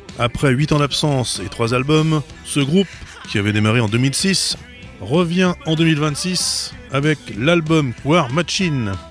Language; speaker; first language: French; native; French